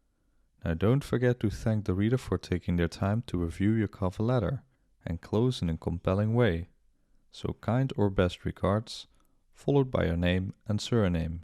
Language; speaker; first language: English; non-native, fluent; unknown